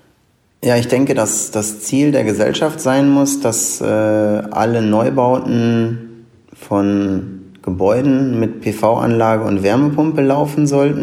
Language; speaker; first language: German; native; German